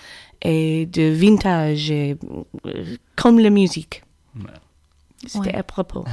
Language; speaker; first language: French; non-native, learner; English